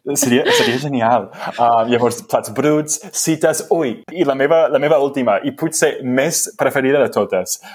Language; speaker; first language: Catalan; non-native, fluent; English